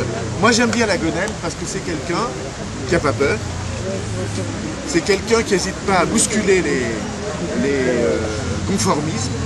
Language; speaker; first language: French; native; French